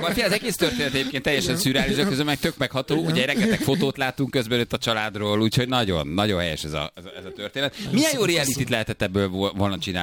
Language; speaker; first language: Hungarian; native; Hungarian